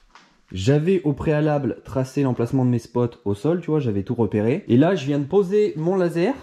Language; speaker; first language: French; native; French